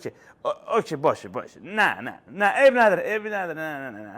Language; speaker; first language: Persian; early bilingual, heritage; English